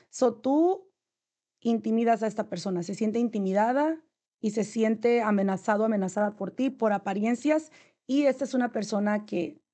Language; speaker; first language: Spanish; native; Spanish